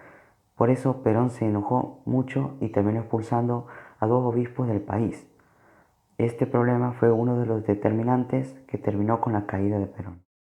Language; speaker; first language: Spanish; native; Spanish